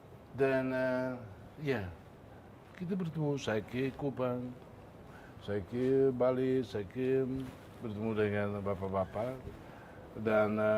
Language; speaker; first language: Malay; non-native, fluent; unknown